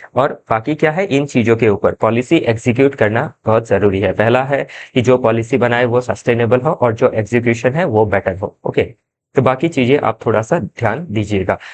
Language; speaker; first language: Hindi; non-native, local second language; Assamese